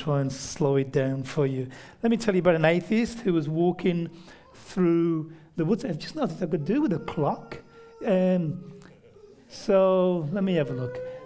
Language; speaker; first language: English; native; English